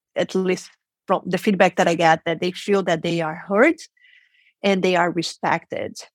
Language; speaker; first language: English; non-native, fluent; Portuguese